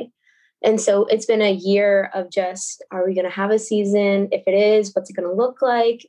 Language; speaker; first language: English; native; English